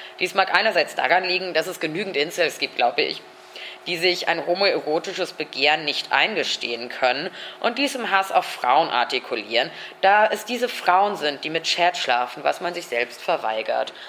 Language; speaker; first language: German; native; German